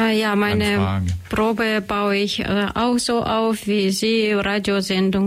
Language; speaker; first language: German; non-native, learner; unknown